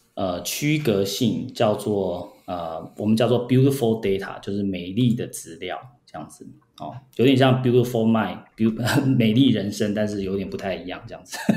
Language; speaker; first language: Chinese; early bilingual, heritage; Chinese